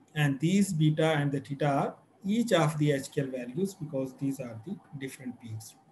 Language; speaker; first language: English; non-native, local second language; Urdu